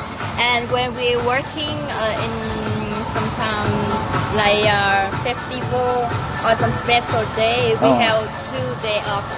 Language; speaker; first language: English; non-native, learner; Vietnamese